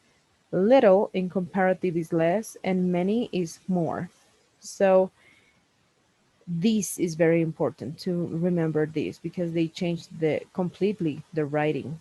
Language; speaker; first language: English; non-native, fluent; Spanish